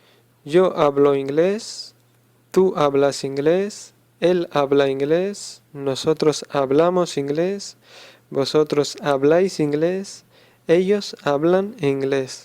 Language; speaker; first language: Spanish; non-native, fluent; Urdu